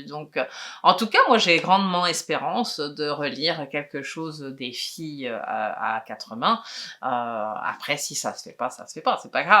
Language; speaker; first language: French; native; French